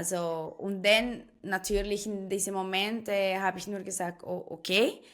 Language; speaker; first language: German; non-native, fluent; Spanish